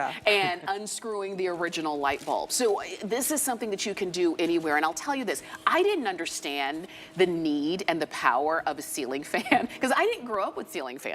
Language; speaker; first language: English; native; English